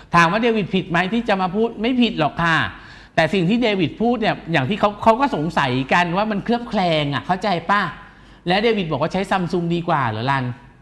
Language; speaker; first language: Thai; native; Thai